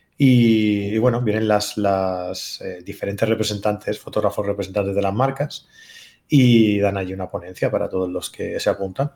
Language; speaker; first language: Spanish; native; Spanish